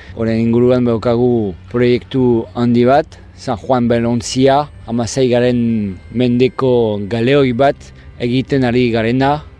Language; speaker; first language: Basque; non-native, fluent; French